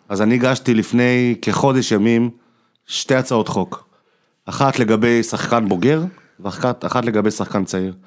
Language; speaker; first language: Hebrew; early bilingual, other home language; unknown